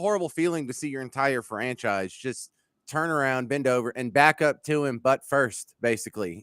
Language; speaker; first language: English; native; English